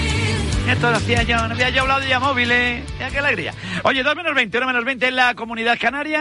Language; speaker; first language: Spanish; native; Spanish